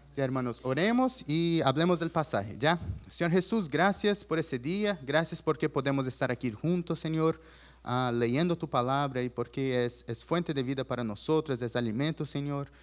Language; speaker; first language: Spanish; early bilingual, other home language; Portuguese